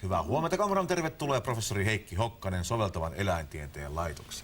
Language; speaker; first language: Finnish; native; Finnish